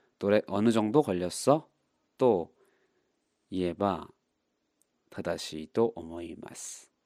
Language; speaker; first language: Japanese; non-native, fluent; Korean